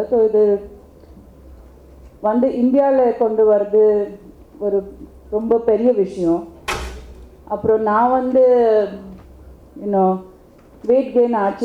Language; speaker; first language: Tamil; non-native, local second language; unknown